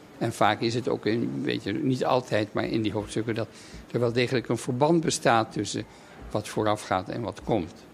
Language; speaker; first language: Dutch; native; Dutch